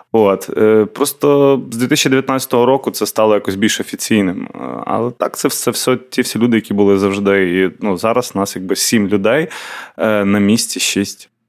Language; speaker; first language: Ukrainian; native; Ukrainian